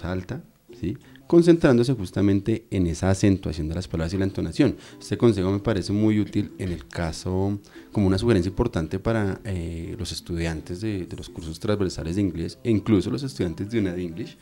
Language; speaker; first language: Spanish; native; Spanish